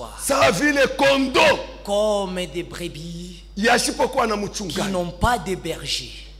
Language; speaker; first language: French; non-native, local second language; Swahili